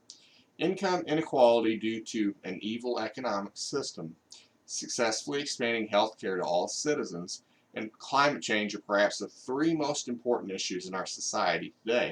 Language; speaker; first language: English; native; English